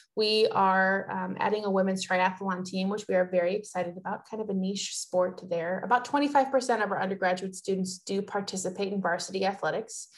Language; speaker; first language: English; native; English